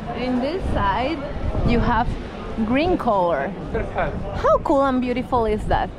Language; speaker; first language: English; non-native, fluent; Spanish